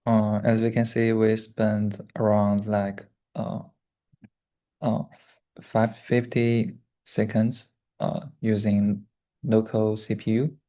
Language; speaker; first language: English; non-native, learner; Chinese